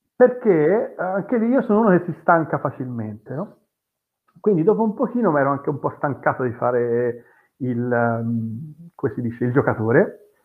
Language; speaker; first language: Italian; native; Italian